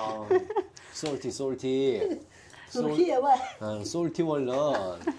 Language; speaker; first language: English; non-native, learner; Korean